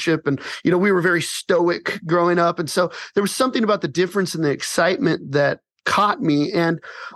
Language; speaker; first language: English; native; English